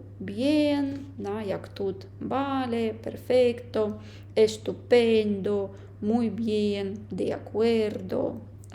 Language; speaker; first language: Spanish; non-native, fluent; Ukrainian